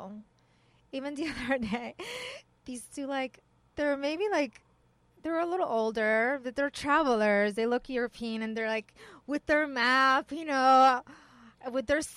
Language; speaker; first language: English; early bilingual, other home language; Persian